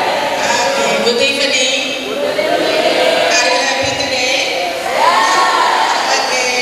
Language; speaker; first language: English; non-native, fluent; Indonesian